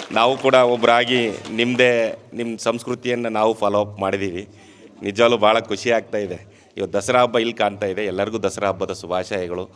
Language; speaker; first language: Kannada; native; Kannada